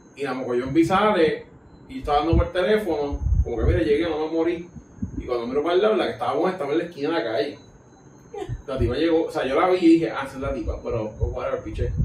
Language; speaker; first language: Spanish; native; Spanish